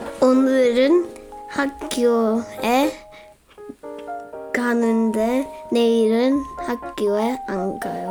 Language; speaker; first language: Korean; early bilingual, heritage; English